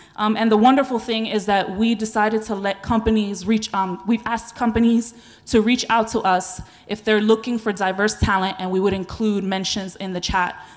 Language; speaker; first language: English; native; English